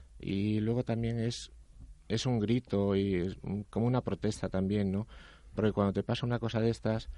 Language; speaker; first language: Spanish; native; Spanish